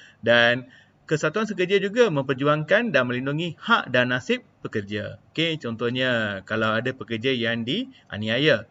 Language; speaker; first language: Malay; non-native, local second language; Tamil